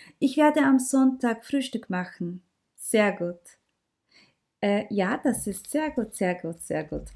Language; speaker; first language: German; non-native, learner; Turkish